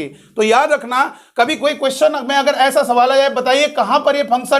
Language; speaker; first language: Hindi; native; Hindi